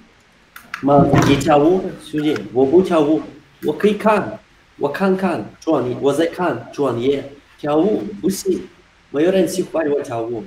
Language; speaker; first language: Chinese; non-native, learner; Russian